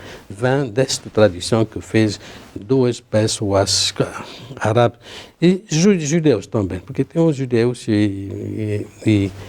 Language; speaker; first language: Portuguese; non-native, learner; Arabic